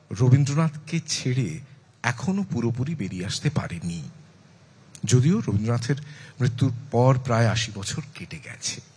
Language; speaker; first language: Bangla; native; Bangla